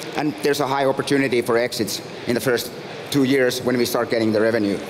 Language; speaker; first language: English; non-native, fluent; Finnish